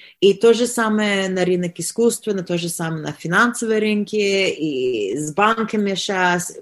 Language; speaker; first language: Russian; early bilingual, heritage; Russian